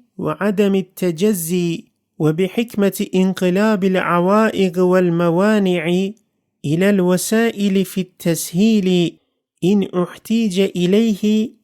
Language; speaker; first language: Arabic; non-native, fluent; Turkish